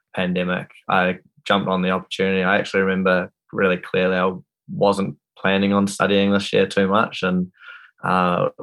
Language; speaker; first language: English; native; English